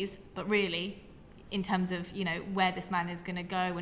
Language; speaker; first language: English; native; English